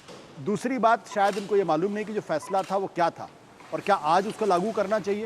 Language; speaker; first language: Hindi; native; Hindi